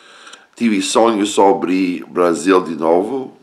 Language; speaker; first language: Portuguese; non-native, learner; English